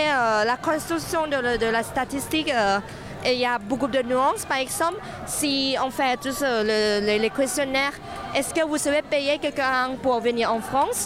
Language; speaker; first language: French; non-native, fluent; Thai